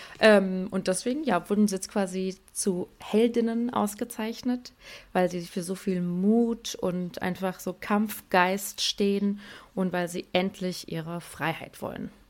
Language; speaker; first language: German; early bilingual, other home language; Persian